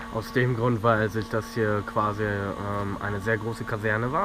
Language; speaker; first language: German; native; German